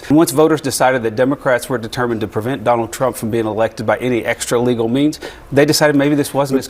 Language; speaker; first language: English; native; English